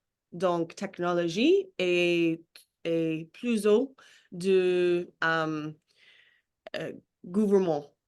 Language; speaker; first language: French; non-native, learner; English